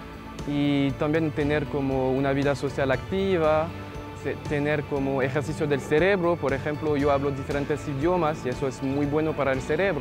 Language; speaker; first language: Spanish; non-native, fluent; French